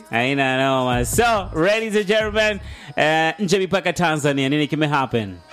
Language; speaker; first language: Swahili; native; Swahili